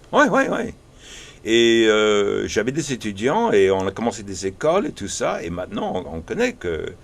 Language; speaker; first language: French; early bilingual, heritage; English